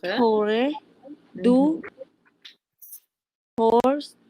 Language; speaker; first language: German; non-native, learner; Filipino